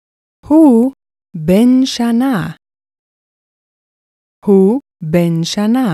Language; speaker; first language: Hebrew; non-native, fluent; English